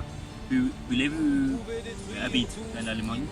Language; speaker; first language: French; non-native, learner; Spanish